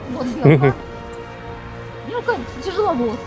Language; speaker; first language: Russian; native; Russian